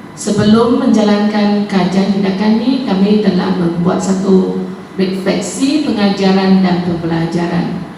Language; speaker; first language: Malay; non-native, local second language; Chinese